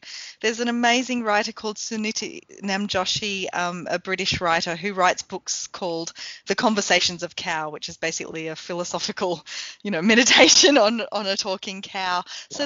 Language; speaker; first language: English; native; English